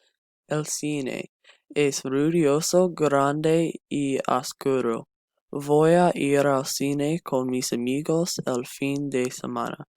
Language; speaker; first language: Spanish; non-native, learner; English